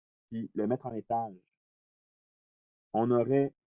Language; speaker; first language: French; native; French